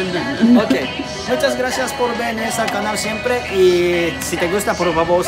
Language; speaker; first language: Spanish; non-native, learner; Japanese